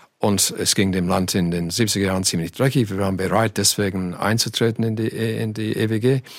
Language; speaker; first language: German; non-native, fluent; English